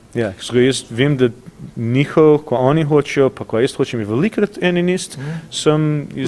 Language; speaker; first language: Slovenian; early bilingual, heritage; English